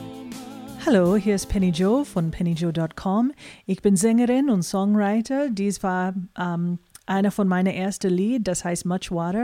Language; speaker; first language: German; non-native, fluent; English